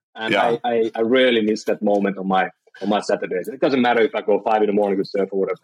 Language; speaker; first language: English; non-native, fluent; Finnish